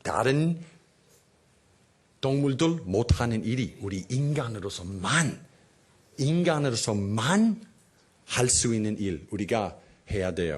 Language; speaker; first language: Korean; non-native, fluent; English